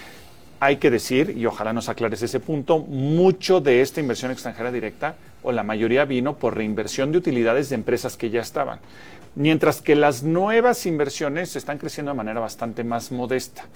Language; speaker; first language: Spanish; native; Spanish